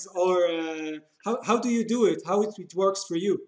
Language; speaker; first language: English; non-native, fluent; Hebrew